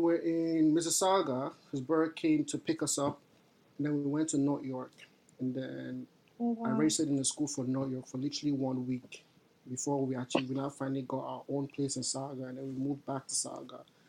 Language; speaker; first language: English; non-native, local second language; Yoruba